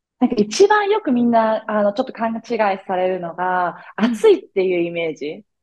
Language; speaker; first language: Japanese; early bilingual, heritage; Japanese